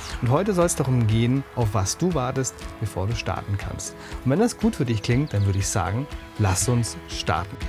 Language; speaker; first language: German; native; German